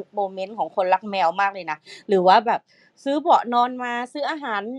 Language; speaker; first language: Thai; native; Thai